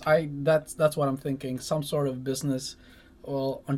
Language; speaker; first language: English; non-native, local second language; Malay